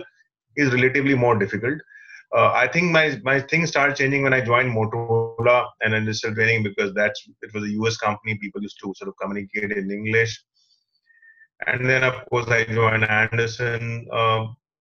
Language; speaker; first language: English; non-native, local second language; Hindi